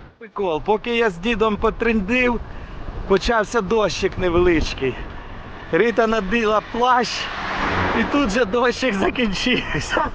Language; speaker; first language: Ukrainian; non-native, local second language; Russian